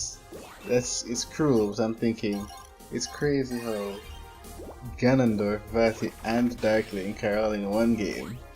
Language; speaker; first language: English; native; English